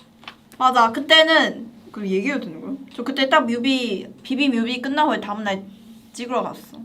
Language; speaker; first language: Korean; non-native, fluent; Chinese